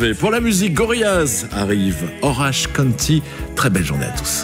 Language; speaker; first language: French; native; French